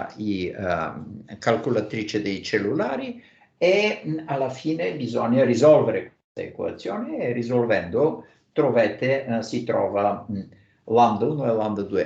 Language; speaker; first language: Italian; non-native, fluent; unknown